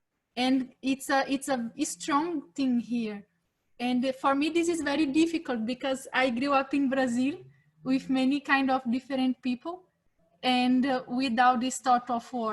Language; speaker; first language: English; non-native, fluent; Portuguese